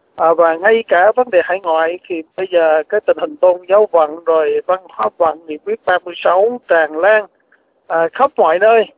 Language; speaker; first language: Vietnamese; native; Vietnamese